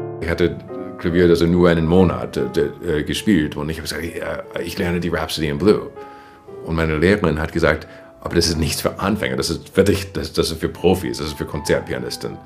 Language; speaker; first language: German; non-native, fluent; English